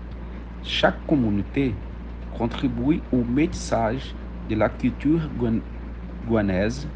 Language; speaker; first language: French; non-native, learner; Portuguese